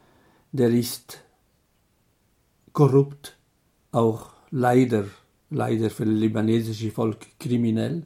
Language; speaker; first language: German; non-native, fluent; Arabic